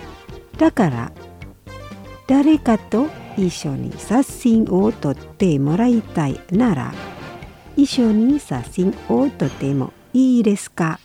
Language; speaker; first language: Japanese; non-native, fluent; Indonesian